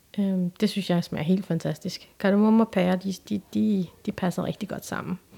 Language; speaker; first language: Danish; early bilingual, other home language; Turkish